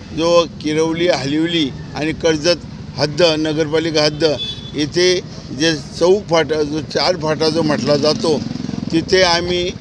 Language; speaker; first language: Marathi; native; Marathi